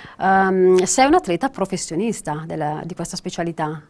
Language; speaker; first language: Italian; native; Italian